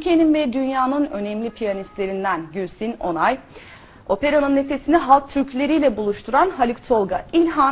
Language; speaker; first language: Turkish; native; Turkish